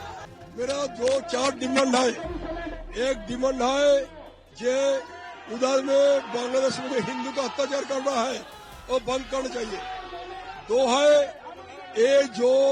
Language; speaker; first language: Hindi; non-native, local second language; Bangla